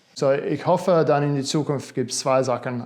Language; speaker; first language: German; non-native, fluent; English